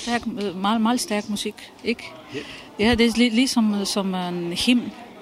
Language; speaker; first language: Danish; non-native, fluent; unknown